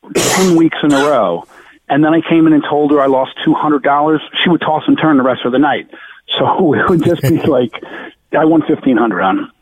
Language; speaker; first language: English; native; English